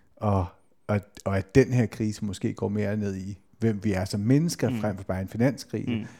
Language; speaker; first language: Danish; native; Danish